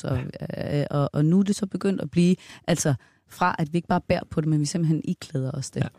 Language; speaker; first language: Danish; native; Danish